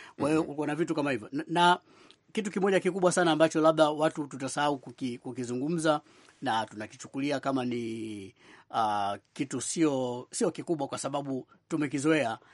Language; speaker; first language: Swahili; native; Swahili